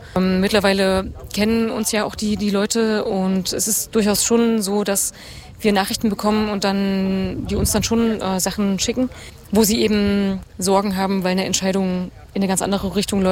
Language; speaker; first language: German; native; German